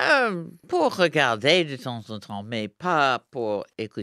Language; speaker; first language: French; non-native, fluent; English